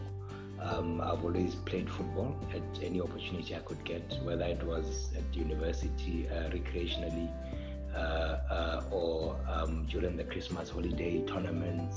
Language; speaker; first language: English; non-native, local second language; Tswana